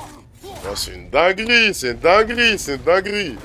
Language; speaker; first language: French; native; French